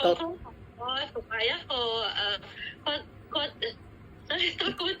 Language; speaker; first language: Cantonese; non-native, learner; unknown